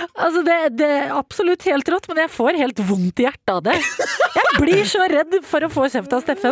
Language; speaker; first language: Norwegian; native; Norwegian